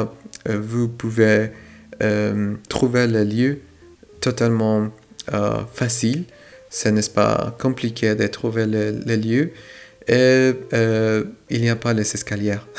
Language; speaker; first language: French; non-native, fluent; Spanish